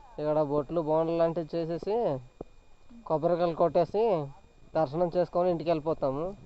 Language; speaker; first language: Telugu; non-native, local second language; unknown